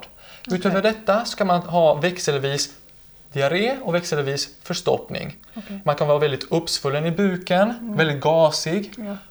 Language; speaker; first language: Swedish; native; Swedish